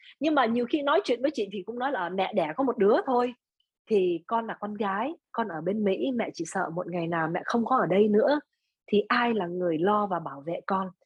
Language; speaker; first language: Vietnamese; early bilingual, other home language; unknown